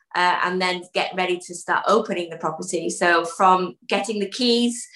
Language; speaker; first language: English; early bilingual, other home language; Dutch